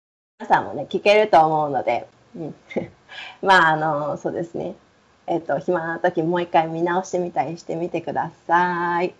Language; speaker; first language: Japanese; native; Japanese